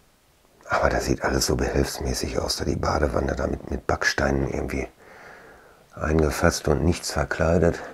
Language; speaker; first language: German; native; German